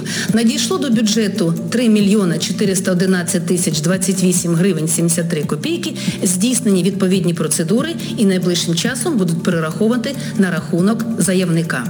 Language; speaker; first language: Ukrainian; native; Ukrainian